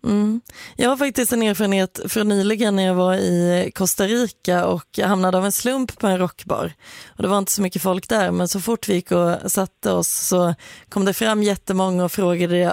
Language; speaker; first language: Swedish; native; Swedish